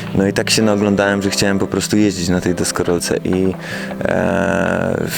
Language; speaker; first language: Polish; native; Polish